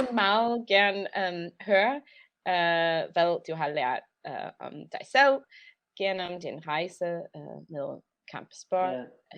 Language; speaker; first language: Danish; non-native, learner; English